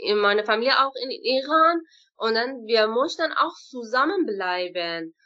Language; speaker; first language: German; non-native, learner; Persian